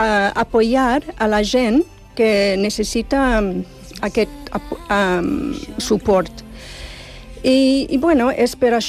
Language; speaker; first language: Catalan; non-native, fluent; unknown